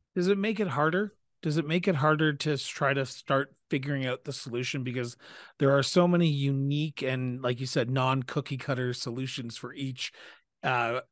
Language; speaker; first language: English; native; English